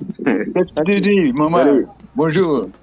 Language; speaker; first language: French; non-native, learner; Dutch